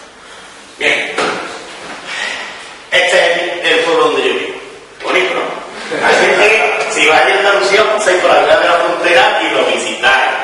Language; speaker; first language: Spanish; native; Spanish